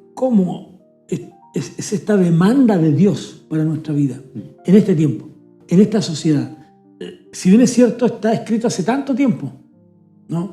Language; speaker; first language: Spanish; native; Spanish